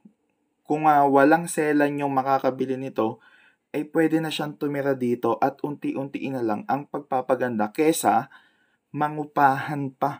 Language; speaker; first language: Filipino; native; Filipino